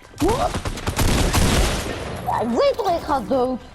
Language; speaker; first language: Dutch; early bilingual, other home language; Turkish